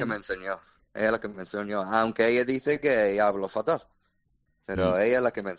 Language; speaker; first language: Spanish; non-native, fluent; English